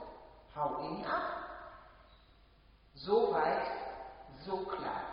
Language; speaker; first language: German; native; German